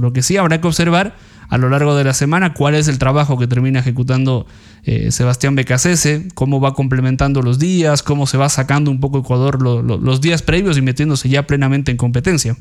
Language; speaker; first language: Spanish; native; Spanish